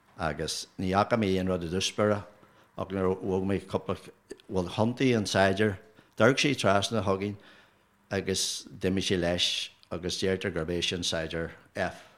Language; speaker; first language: Irish; non-native, local second language; English